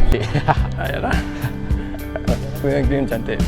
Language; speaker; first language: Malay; non-native, local second language; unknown